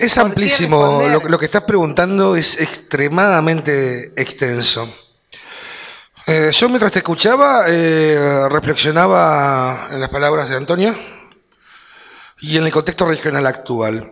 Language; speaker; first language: Spanish; native; Spanish